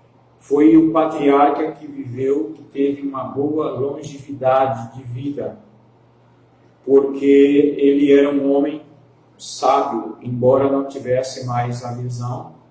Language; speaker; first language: Portuguese; native; Portuguese